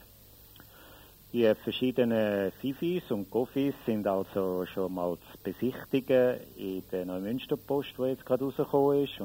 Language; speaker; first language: German; native; German